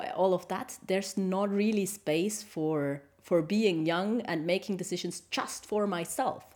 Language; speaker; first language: English; non-native, fluent; German